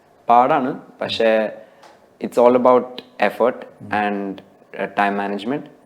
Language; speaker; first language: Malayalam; early bilingual, heritage; Malayalam